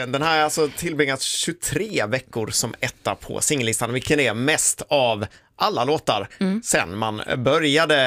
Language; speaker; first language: Swedish; native; Swedish